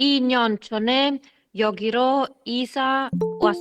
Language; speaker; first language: Korean; non-native, learner; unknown